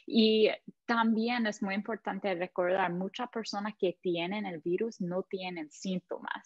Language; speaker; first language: Spanish; non-native, fluent; English